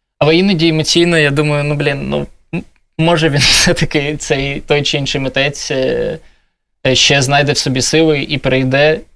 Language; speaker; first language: Ukrainian; non-native, local second language; Russian